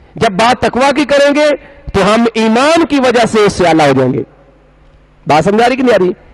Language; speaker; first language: Urdu; non-native, local second language; Punjabi